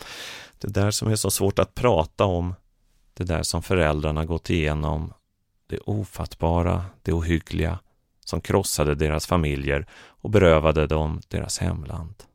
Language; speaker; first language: Swedish; native; Swedish